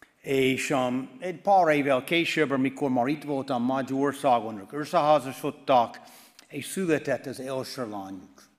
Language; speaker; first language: Hungarian; non-native, fluent; English